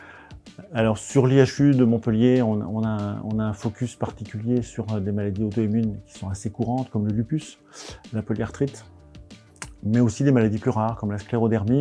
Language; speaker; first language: French; native; French